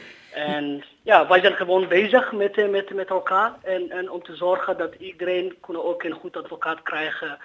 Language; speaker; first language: Dutch; non-native, learner; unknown